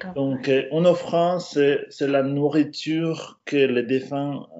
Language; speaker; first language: French; non-native, fluent; Spanish